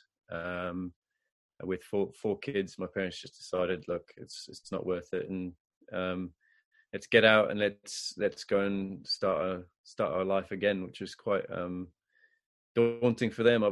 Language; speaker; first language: English; native; English